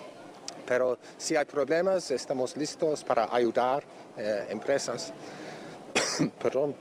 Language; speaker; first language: Spanish; non-native, fluent; English